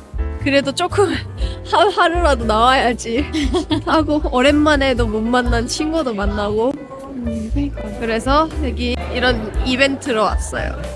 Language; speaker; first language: Korean; non-native, fluent; Turkish